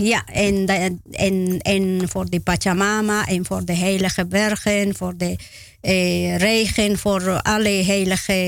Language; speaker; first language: Dutch; non-native, learner; Spanish